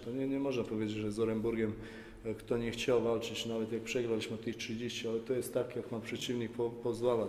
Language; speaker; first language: Polish; non-native, fluent; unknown